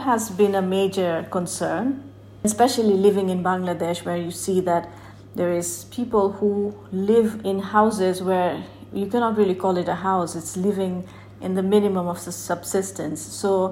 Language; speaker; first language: English; non-native, local second language; Bangla